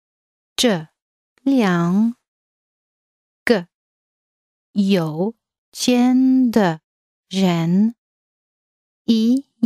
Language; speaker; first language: Chinese; non-native, learner; English